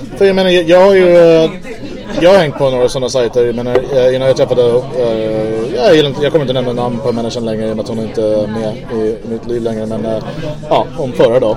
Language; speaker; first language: Swedish; native; Swedish